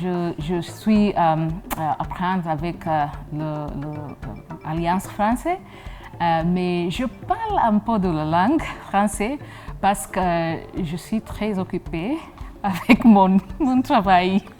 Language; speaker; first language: French; non-native, learner; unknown